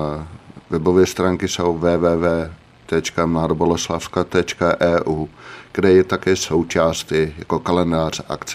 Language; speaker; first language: Czech; non-native, fluent; Dutch